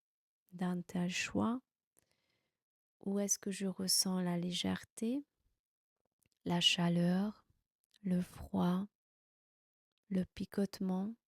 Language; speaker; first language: French; non-native, fluent; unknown